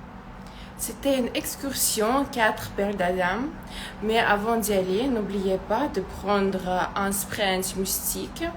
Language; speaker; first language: French; non-native, fluent; Russian